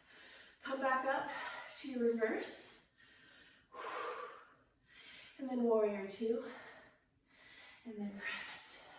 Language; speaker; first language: English; native; English